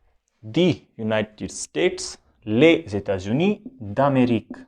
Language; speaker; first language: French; non-native, fluent; Hindi